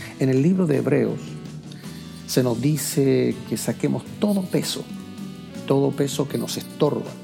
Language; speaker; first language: Spanish; native; Spanish